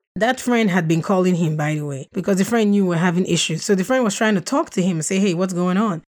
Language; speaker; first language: English; non-native, local second language; Russian